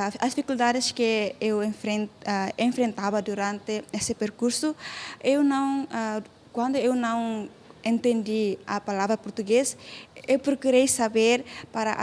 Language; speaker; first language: Portuguese; non-native, local second language; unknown